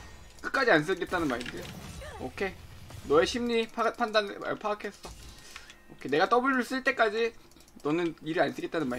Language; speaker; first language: Korean; native; Korean